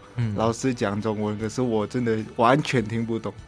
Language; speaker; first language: Chinese; non-native, fluent; Indonesian